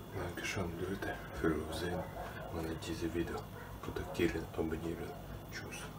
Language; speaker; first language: German; non-native, learner; Russian